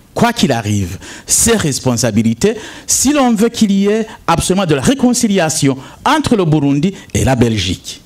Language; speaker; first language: French; non-native, local second language; Rundi